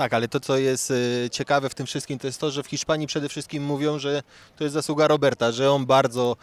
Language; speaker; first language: Polish; native; Polish